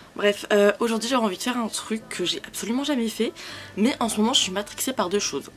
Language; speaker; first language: French; early bilingual, other home language; Spanish